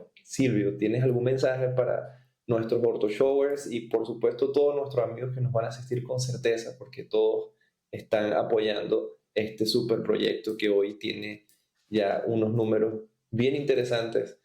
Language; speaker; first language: Spanish; native; Spanish